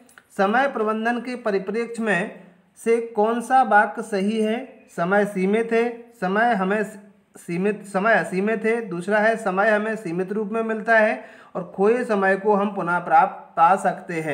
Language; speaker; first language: Hindi; native; Hindi